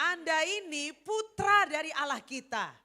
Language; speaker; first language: Indonesian; native; Indonesian